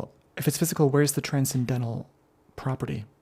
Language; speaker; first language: English; native; English